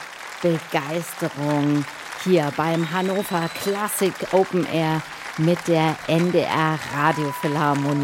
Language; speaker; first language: German; native; German